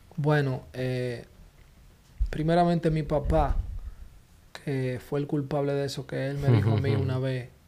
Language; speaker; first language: Spanish; early bilingual, heritage; Spanish